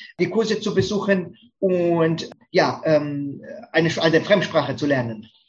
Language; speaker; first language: German; non-native, fluent; Romanian